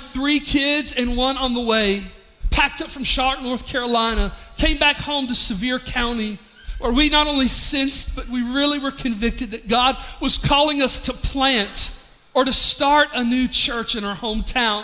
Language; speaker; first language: English; native; English